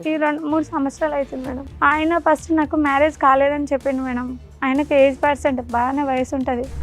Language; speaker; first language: Telugu; non-native, local second language; Urdu